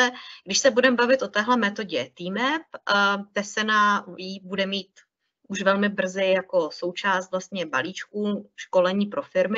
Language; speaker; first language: Czech; native; Czech